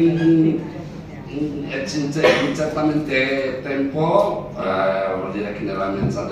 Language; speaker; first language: Italian; non-native, learner; Indonesian